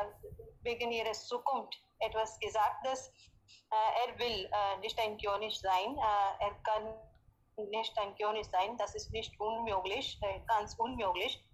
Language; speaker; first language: German; non-native, learner; Hindi